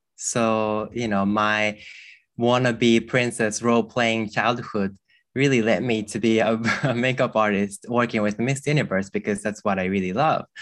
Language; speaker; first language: English; non-native, fluent; Japanese